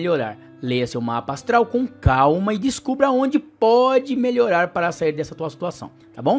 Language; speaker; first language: Portuguese; native; Portuguese